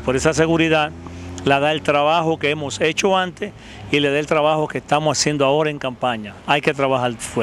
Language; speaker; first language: Spanish; native; Spanish